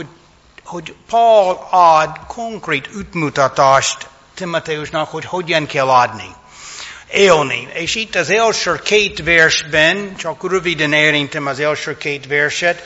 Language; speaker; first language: Hungarian; non-native, fluent; English